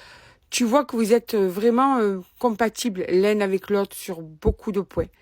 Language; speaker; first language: French; native; French